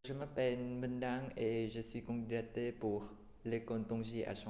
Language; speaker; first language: French; non-native, fluent; Chinese